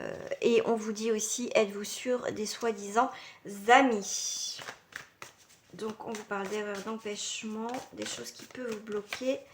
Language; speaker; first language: French; native; French